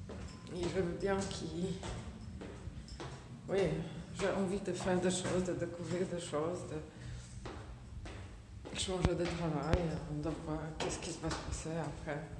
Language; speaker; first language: French; non-native, fluent; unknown